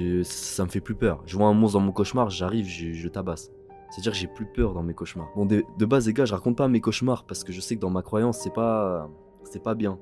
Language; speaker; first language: French; native; French